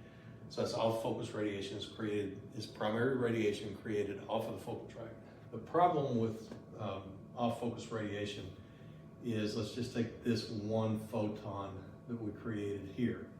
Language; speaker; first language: English; native; English